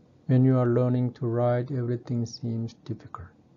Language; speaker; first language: English; non-native, fluent; Korean